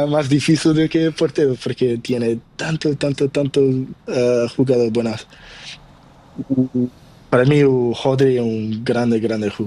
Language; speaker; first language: Spanish; non-native, learner; Portuguese